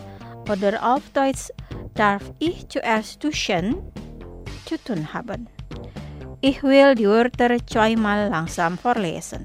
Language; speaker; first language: German; non-native, fluent; Indonesian